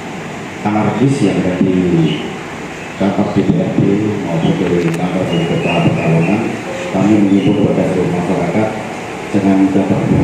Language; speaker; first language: Indonesian; native; Indonesian